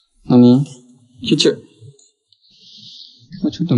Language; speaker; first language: Japanese; non-native, fluent; Chinese